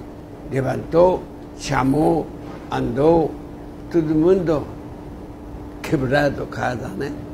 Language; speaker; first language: Portuguese; non-native, learner; Japanese